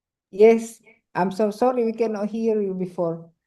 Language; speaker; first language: English; non-native, fluent; Indonesian